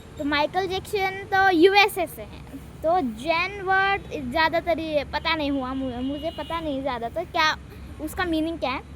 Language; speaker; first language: Hindi; non-native, local second language; Marathi